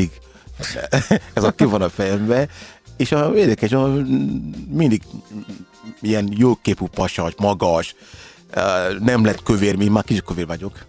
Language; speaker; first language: Hungarian; non-native, learner; Yoruba